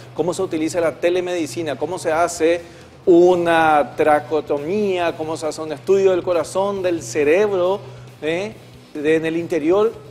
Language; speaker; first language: Spanish; native; Spanish